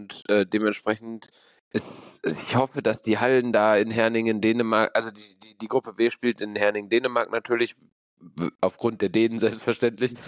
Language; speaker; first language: German; native; German